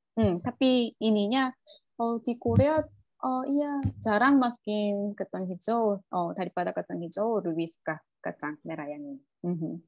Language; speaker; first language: Indonesian; non-native, learner; Korean